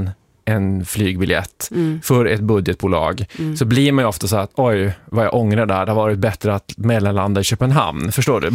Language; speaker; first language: Swedish; native; Swedish